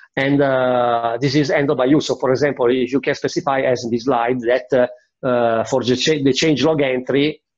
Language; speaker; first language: English; non-native, fluent; Italian